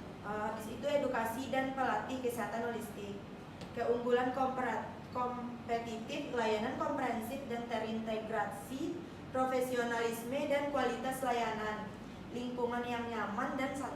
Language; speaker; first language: Indonesian; native; Indonesian